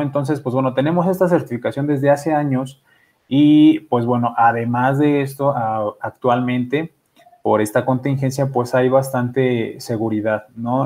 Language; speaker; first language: Spanish; native; Spanish